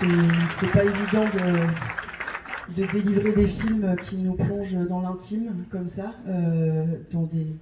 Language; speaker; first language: French; native; French